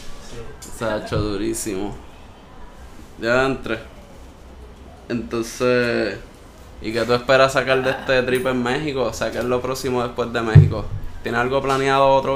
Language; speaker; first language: Spanish; native; Spanish